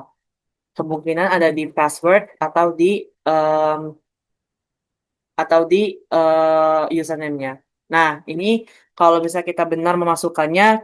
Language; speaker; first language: Indonesian; native; Indonesian